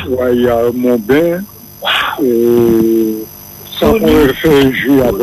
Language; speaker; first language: French; non-native, local second language; Guadeloupean Creole French